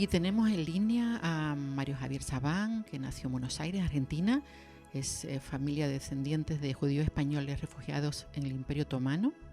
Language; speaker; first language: Spanish; native; Spanish